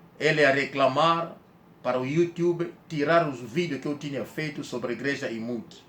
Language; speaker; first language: Portuguese; native; Portuguese